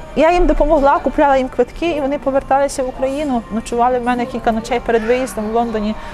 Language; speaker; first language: Ukrainian; native; Ukrainian